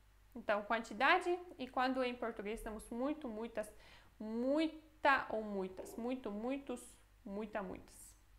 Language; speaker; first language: Portuguese; non-native, fluent; Polish